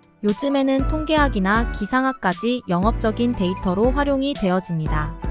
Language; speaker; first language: Korean; native; Korean